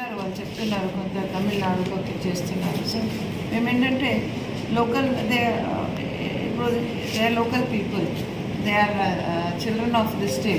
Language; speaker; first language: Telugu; native; Telugu